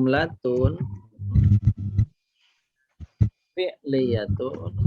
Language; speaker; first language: Arabic; non-native, fluent; Indonesian